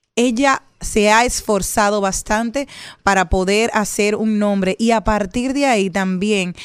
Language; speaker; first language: Spanish; native; Spanish